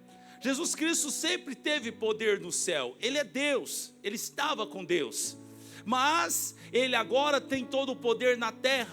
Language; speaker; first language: Portuguese; native; Portuguese